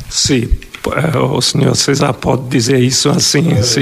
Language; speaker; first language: Portuguese; non-native, fluent; German